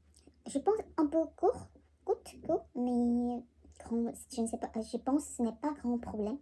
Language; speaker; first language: French; non-native, learner; Korean